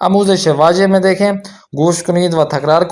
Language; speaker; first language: Persian; non-native, fluent; Urdu